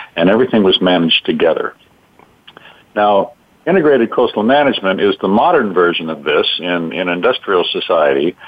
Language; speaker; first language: English; native; English